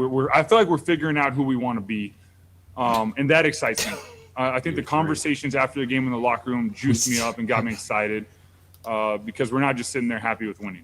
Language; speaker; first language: English; native; English